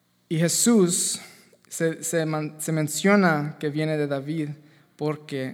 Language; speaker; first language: Spanish; native; Spanish